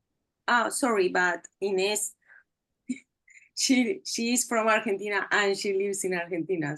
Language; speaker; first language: English; non-native, learner; Spanish